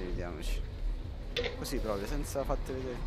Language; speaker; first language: Italian; native; Italian